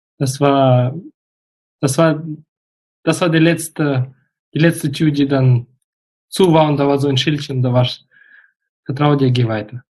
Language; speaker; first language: German; non-native, fluent; Russian